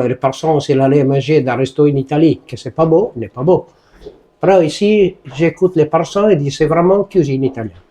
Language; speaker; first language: French; non-native, learner; Italian